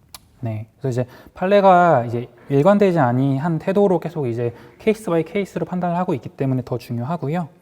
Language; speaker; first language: Korean; native; Korean